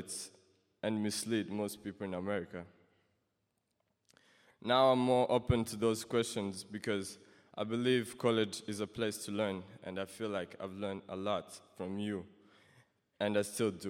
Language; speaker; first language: English; non-native, local second language; Kinyarwanda